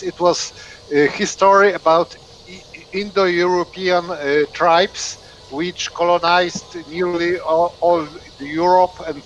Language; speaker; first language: English; non-native, fluent; Polish